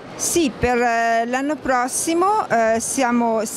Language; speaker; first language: Italian; native; Italian